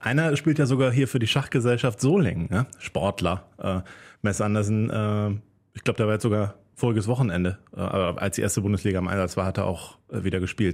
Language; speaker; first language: German; native; German